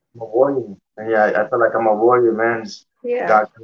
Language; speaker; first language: English; native; English